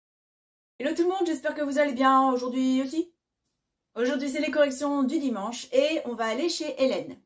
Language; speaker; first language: French; native; French